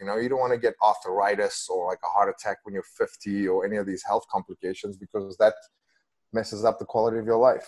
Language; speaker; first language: English; non-native, local second language; Afrikaans